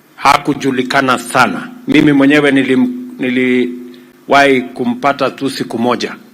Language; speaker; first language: Swahili; non-native, local second language; Kalenjin